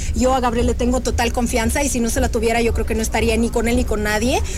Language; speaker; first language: Spanish; non-native, fluent; Russian